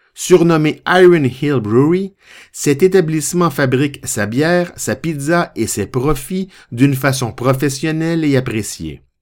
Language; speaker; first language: French; native; French